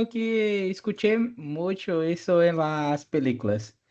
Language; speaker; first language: Spanish; non-native, fluent; Portuguese